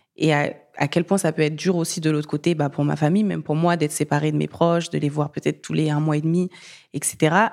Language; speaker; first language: French; early bilingual, other home language; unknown